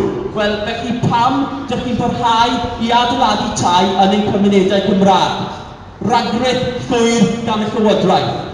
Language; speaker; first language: Welsh; native; Welsh